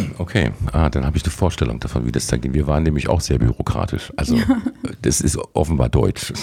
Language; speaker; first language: German; native; German